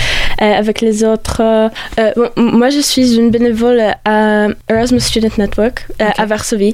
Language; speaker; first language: French; non-native, fluent; Polish